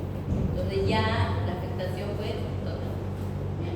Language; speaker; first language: Spanish; native; Spanish